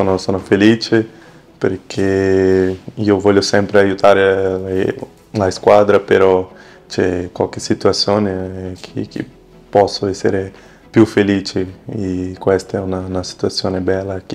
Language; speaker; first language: Italian; non-native, fluent; Portuguese